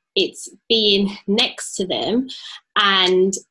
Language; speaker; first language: English; native; English